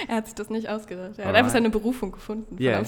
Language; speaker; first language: German; native; German